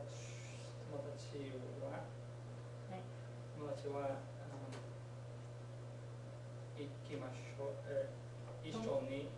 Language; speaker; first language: Japanese; non-native, learner; English